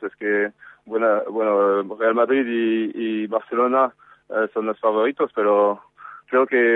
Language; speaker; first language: Spanish; non-native, fluent; French